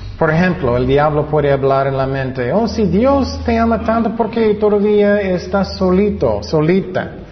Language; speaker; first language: Spanish; non-native, fluent; English